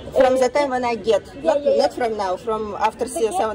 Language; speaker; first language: English; non-native, learner; Russian